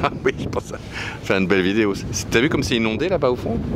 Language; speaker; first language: French; native; French